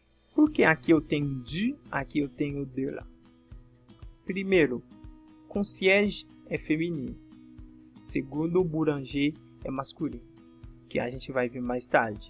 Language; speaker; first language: Portuguese; non-native, fluent; French